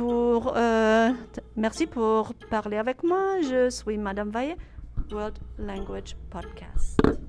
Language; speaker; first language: French; non-native, fluent; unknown